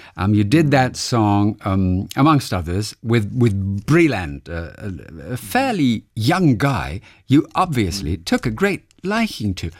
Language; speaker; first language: English; non-native, fluent; German